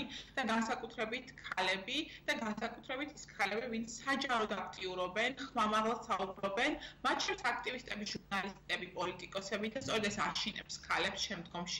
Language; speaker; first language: Georgian; native; Georgian